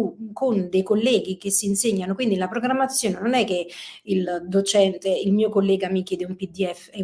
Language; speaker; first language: Italian; native; Italian